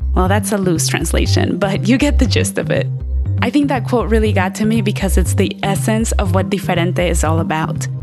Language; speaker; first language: English; early bilingual, other home language; Spanish